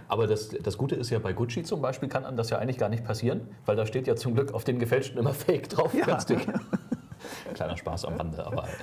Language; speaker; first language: German; native; German